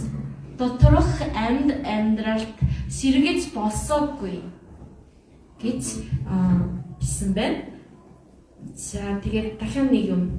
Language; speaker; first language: Mongolian; non-native, fluent; Korean